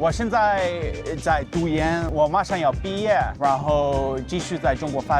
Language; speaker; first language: Chinese; non-native, fluent; English